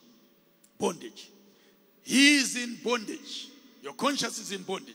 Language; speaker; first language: English; non-native, local second language; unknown